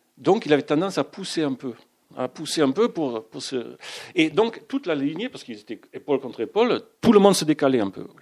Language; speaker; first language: French; non-native, fluent; German